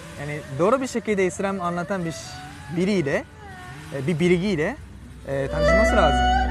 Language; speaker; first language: Turkish; non-native, fluent; Japanese